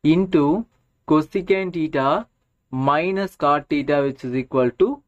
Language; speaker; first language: English; non-native, local second language; Tamil